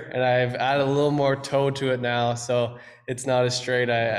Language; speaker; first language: English; native; English